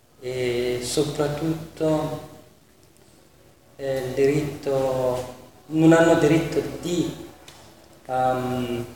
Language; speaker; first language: Italian; non-native, fluent; Persian